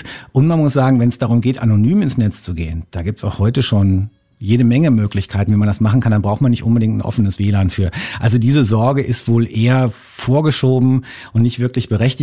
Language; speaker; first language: German; native; German